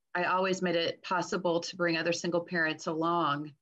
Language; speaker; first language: English; native; English